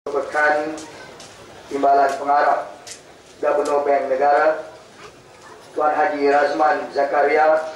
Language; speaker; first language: Malay; native; Malay